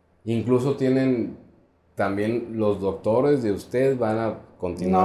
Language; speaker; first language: Spanish; native; Spanish